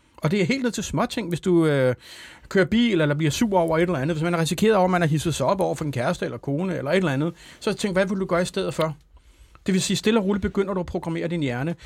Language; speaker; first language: Danish; native; Danish